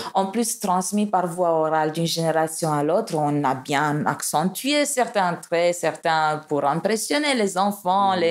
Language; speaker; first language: French; non-native, fluent; Romanian